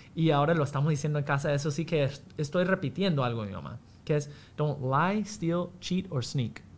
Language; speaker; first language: Spanish; non-native, fluent; English